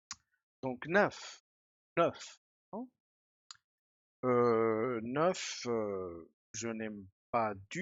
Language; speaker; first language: French; non-native, fluent; Spanish